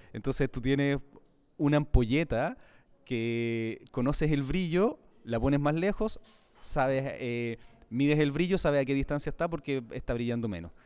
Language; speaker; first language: Spanish; native; Spanish